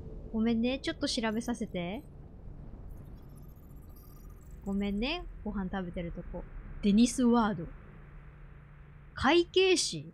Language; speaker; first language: Japanese; native; Japanese